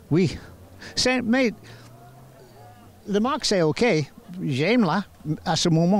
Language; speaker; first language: French; non-native, learner; English